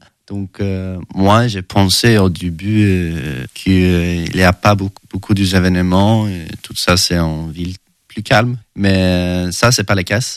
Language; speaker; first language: French; non-native, learner; Swedish